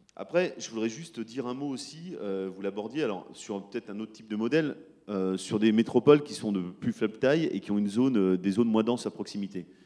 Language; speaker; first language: French; native; French